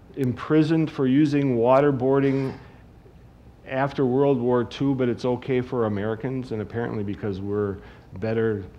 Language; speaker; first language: English; native; English